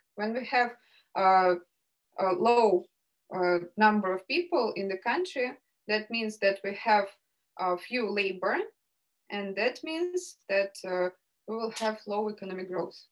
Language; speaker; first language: English; non-native, fluent; Russian